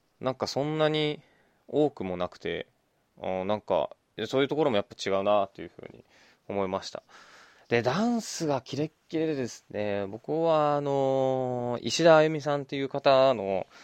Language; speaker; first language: Japanese; native; Japanese